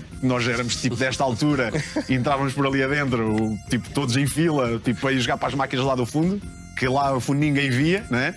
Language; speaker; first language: Portuguese; native; Portuguese